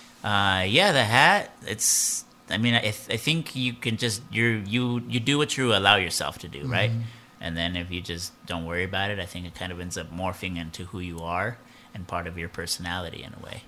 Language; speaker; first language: English; early bilingual, other home language; Spanish